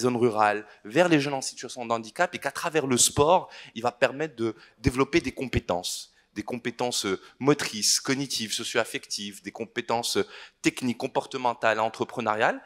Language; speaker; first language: French; non-native, local second language; Arabic